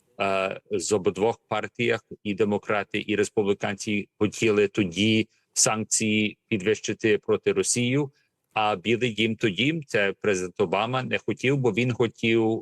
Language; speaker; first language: Ukrainian; early bilingual, heritage; Ukrainian